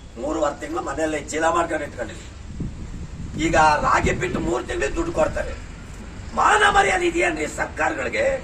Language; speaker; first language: Kannada; native; Kannada